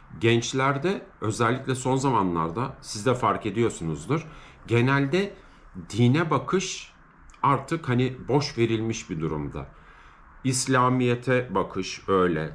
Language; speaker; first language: Turkish; native; Turkish